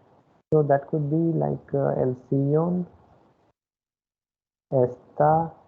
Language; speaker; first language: Spanish; non-native, fluent; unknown